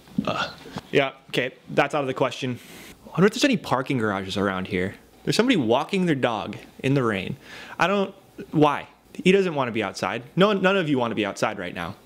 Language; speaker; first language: English; native; English